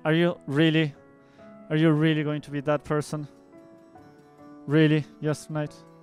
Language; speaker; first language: English; non-native, fluent; Spanish